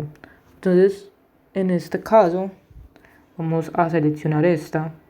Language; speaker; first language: Spanish; native; Spanish